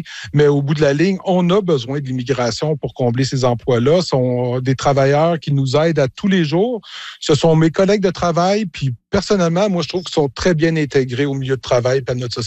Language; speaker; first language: French; native; French